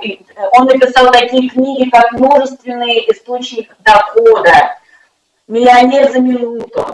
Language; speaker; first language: Russian; native; Russian